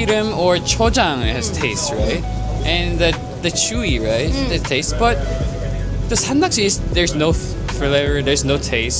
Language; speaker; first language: English; non-native, learner; Korean